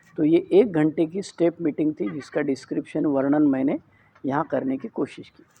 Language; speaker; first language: Hindi; non-native, local second language; Marathi